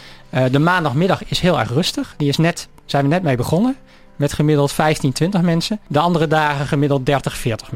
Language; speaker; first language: Dutch; native; Dutch